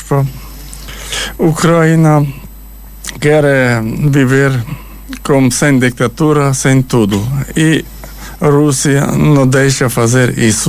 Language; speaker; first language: Portuguese; non-native, learner; Ukrainian